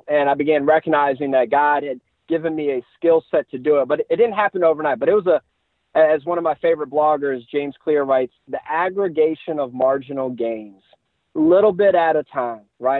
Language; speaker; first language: English; native; English